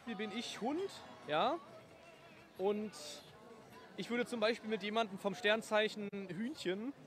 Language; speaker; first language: German; native; German